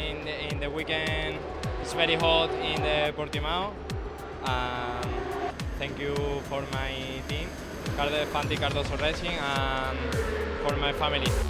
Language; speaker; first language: English; non-native, learner; Spanish